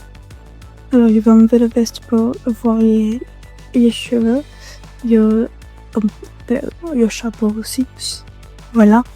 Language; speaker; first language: French; non-native, learner; Spanish